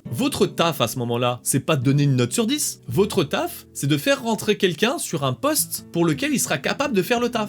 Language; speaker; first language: French; native; French